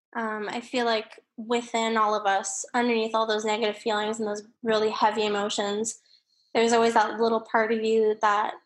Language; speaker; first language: English; native; English